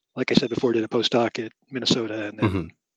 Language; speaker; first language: English; native; English